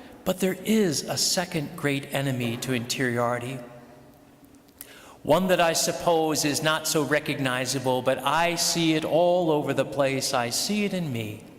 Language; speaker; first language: English; native; English